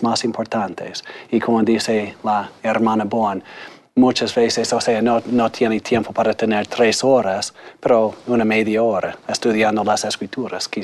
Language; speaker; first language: Spanish; non-native, fluent; English